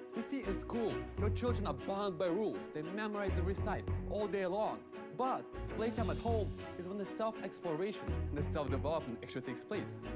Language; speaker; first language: English; early bilingual, other home language; Ukrainian